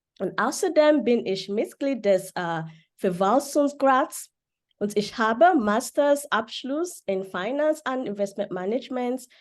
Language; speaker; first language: German; non-native, learner; Yoruba